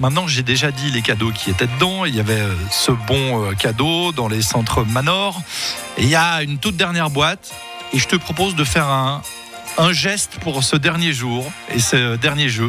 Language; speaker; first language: French; native; French